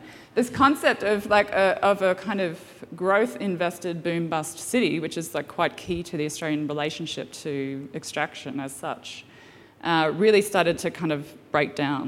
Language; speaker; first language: English; native; English